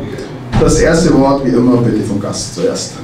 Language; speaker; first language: German; native; German